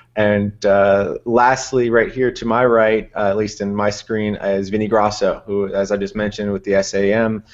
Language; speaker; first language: English; native; English